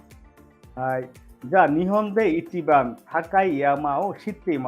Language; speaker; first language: Japanese; non-native, fluent; Bangla